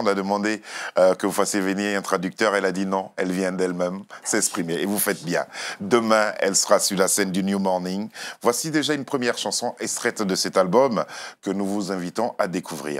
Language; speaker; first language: French; native; French